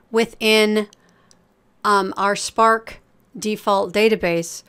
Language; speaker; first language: English; native; English